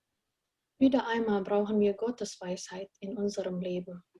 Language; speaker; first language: German; non-native, fluent; Indonesian